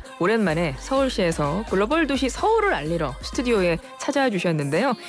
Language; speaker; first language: Korean; native; Korean